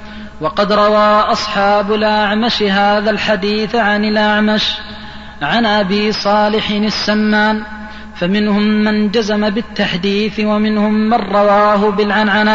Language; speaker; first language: Arabic; native; Arabic